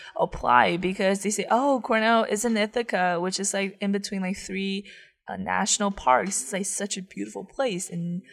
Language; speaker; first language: English; non-native, fluent; Chinese